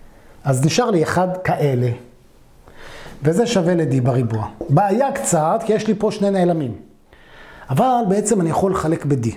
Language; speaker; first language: Hebrew; native; Hebrew